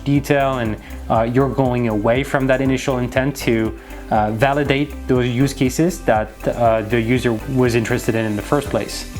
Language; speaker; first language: English; non-native, fluent; French